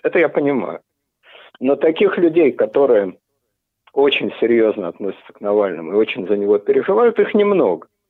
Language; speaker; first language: Russian; native; Russian